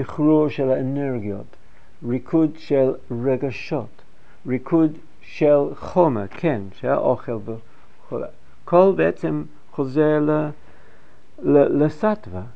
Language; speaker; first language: Hebrew; non-native, fluent; English